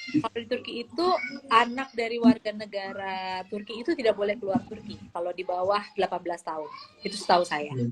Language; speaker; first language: Indonesian; native; Indonesian